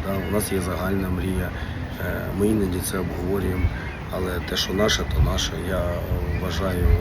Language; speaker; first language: Ukrainian; non-native, local second language; Russian